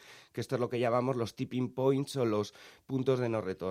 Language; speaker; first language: Spanish; native; Spanish